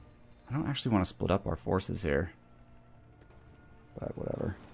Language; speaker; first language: English; native; English